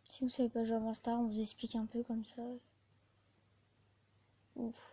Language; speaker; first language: French; native; French